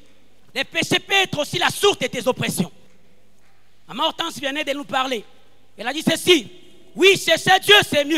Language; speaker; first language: French; non-native, local second language; Lingala